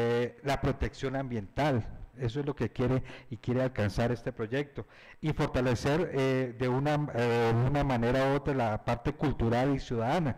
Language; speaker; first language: Spanish; native; Spanish